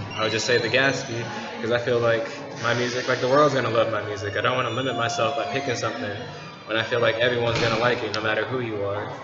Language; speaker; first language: English; native; English